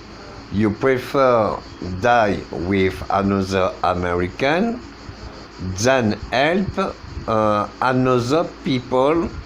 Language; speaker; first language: English; non-native, learner; French